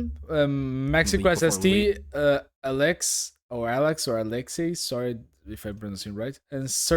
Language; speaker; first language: English; non-native, fluent; Portuguese